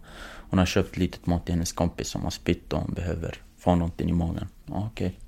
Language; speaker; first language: Swedish; non-native, fluent; Kurdish